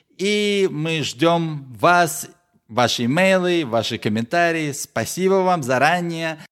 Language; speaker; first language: Russian; early bilingual, heritage; Russian